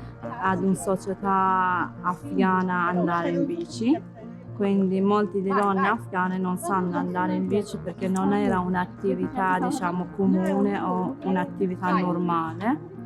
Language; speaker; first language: Italian; non-native, learner; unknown